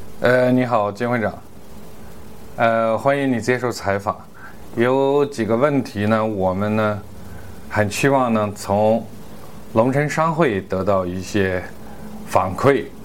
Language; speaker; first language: Chinese; native; Chinese